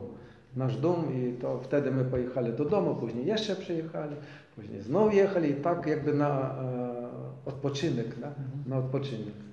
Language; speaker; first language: Polish; non-native, learner; Ukrainian